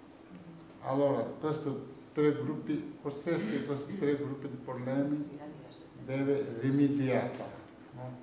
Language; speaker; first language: Italian; non-native, learner; Tibetan